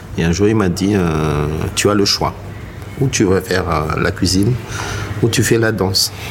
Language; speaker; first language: French; non-native, local second language; Malagasy